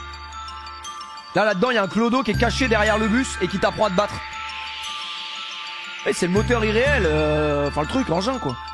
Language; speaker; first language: French; native; French